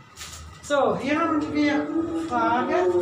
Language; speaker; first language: German; non-native, fluent; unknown